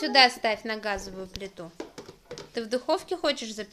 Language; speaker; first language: Russian; native; Russian